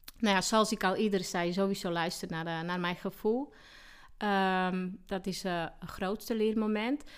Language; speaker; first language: Dutch; non-native, fluent; Slovak